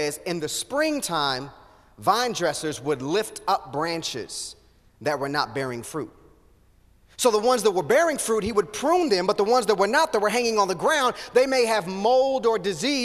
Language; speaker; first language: English; native; English